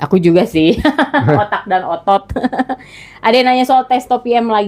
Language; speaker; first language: Indonesian; native; Indonesian